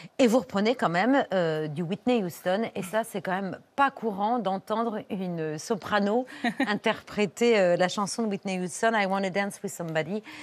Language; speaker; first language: French; native; French